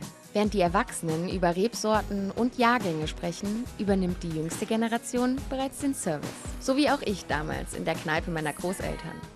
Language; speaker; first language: German; native; German